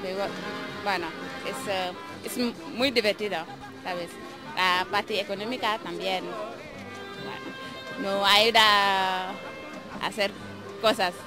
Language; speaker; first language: Spanish; non-native, learner; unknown